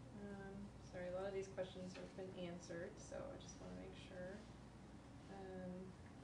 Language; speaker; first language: English; native; English